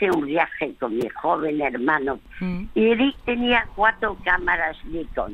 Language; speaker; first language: Spanish; early bilingual, other home language; French